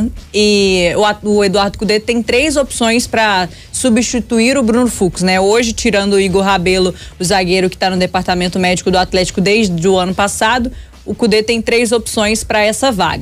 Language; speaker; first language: Portuguese; native; Portuguese